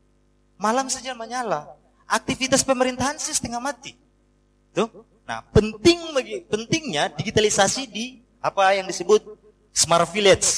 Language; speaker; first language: Indonesian; native; Indonesian